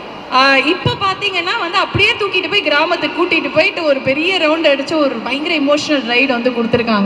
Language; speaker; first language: Tamil; native; Tamil